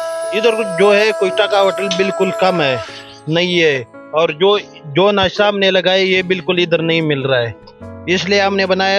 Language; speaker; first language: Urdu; non-native, local second language; Pashto